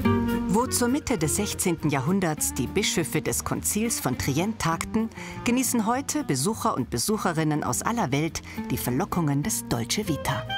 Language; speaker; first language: German; native; German